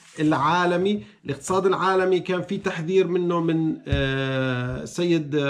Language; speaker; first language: Arabic; native; Arabic